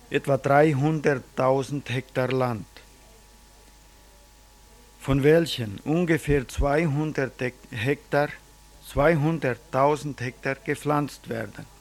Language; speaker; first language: German; early bilingual, heritage; German